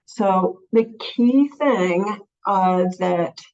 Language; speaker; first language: English; native; English